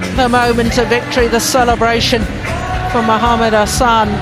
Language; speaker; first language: English; native; English